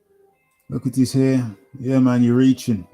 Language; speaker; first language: English; native; English